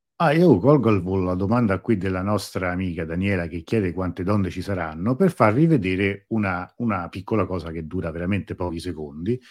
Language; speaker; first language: Italian; native; Italian